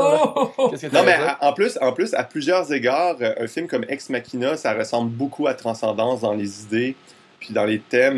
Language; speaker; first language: French; native; French